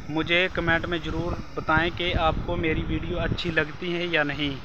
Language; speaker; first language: Hindi; native; Hindi